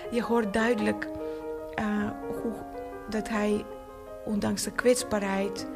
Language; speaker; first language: Dutch; non-native, fluent; Bulgarian